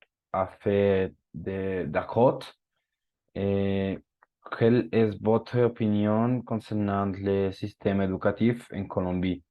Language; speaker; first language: French; non-native, learner; Spanish